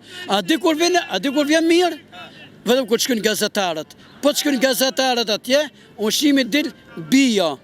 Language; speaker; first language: Albanian; native; Albanian